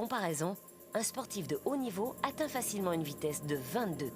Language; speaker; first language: French; native; French